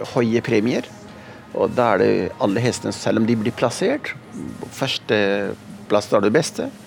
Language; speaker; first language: Norwegian; early bilingual, other home language; Punjabi